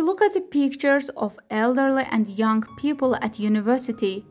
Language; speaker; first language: English; non-native, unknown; Azerbaijani